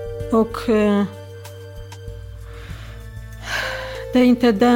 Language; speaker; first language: Swedish; non-native, fluent; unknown